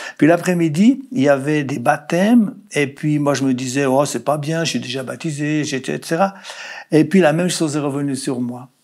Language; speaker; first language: French; native; French